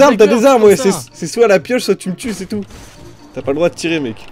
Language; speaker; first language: French; native; French